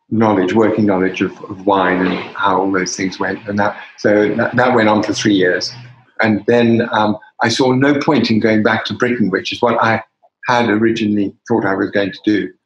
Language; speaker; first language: English; native; English